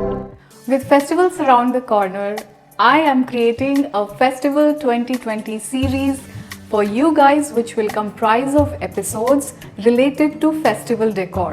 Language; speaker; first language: English; non-native, local second language; Hindi